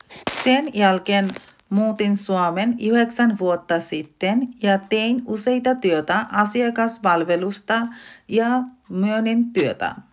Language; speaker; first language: Finnish; non-native, fluent; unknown